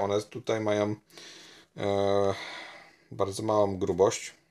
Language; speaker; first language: Polish; native; Polish